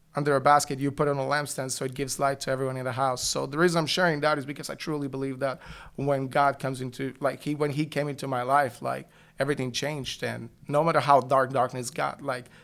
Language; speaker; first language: English; non-native, fluent; Bulgarian